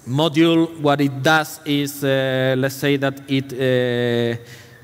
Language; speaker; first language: English; non-native, fluent; Spanish